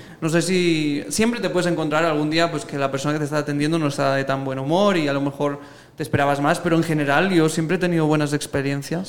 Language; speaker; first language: Spanish; native; Spanish